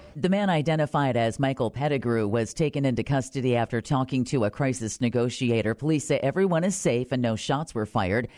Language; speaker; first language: English; native; English